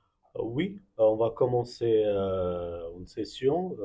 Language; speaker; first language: French; non-native, fluent; Bangla